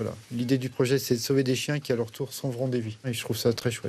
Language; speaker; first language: French; native; French